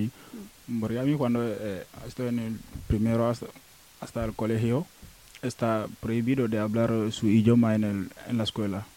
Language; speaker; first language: Spanish; non-native, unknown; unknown